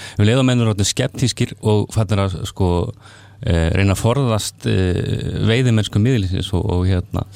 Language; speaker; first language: Icelandic; native; Icelandic